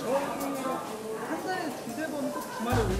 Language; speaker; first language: Korean; native; Korean